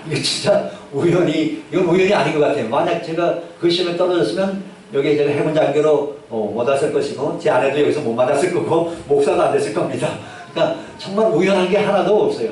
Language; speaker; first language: Korean; native; Korean